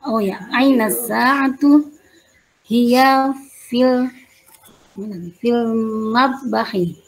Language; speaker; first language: Arabic; non-native, learner; Indonesian